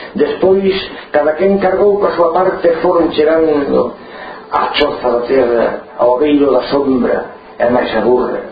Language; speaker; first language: Galician; non-native, local second language; Spanish